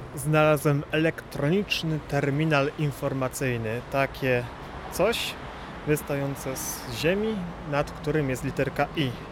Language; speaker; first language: Polish; native; Polish